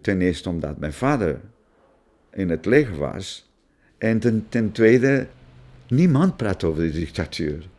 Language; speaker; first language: Dutch; non-native, fluent; Portuguese